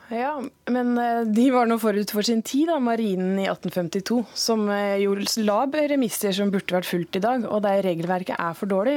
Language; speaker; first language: Norwegian; native; Norwegian